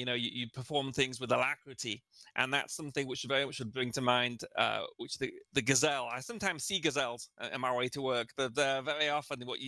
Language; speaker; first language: English; native; English